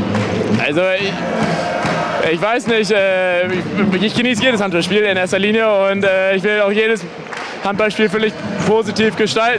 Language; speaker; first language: German; native; German